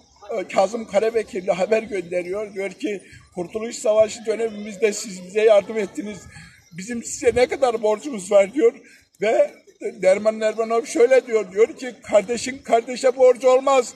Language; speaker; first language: Turkish; early bilingual, heritage; Turkish